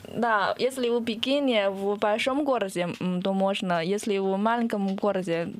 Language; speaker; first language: Russian; non-native, fluent; Chinese